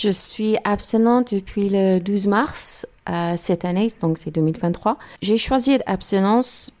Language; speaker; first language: French; non-native, learner; English